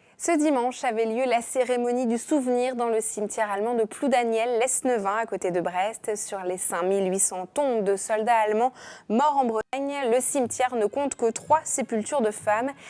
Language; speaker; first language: French; native; French